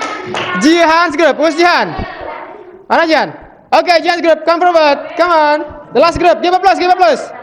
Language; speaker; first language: English; non-native, fluent; Indonesian